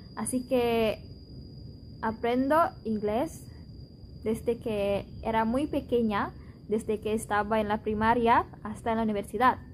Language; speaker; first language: Spanish; non-native, fluent; Indonesian